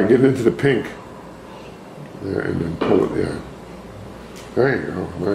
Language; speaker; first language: English; native; English